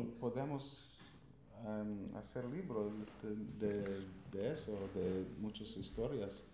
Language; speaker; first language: Spanish; non-native, fluent; English